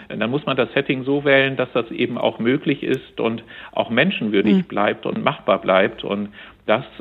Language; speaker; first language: German; native; German